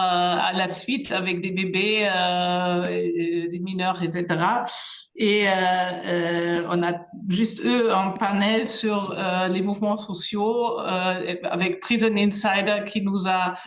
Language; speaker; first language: French; non-native, fluent; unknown